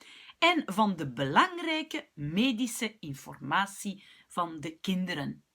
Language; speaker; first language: Dutch; non-native, local second language; French